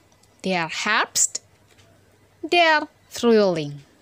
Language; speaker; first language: German; non-native, learner; Indonesian